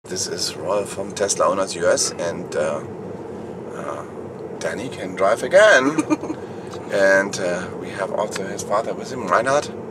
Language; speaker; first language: English; non-native, fluent; German